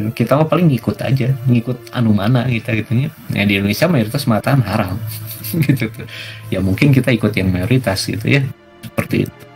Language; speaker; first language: Indonesian; non-native, local second language; Sundanese